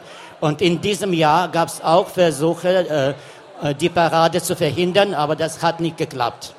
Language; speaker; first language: German; non-native, fluent; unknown